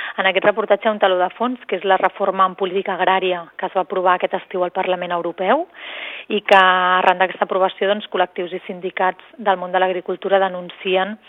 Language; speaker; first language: Catalan; native; Catalan